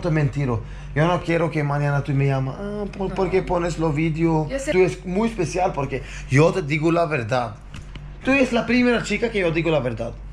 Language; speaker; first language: Spanish; non-native, learner; Swedish